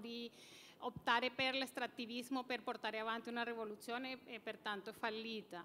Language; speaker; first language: Italian; non-native, fluent; Spanish